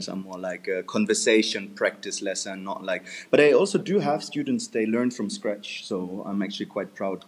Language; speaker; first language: English; non-native, fluent; German